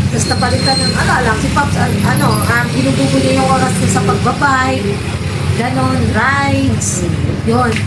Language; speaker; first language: Filipino; native; Filipino